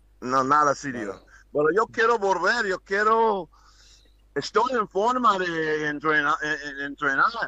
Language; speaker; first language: Spanish; non-native, learner; English